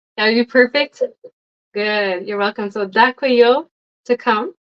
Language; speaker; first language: English; non-native, fluent; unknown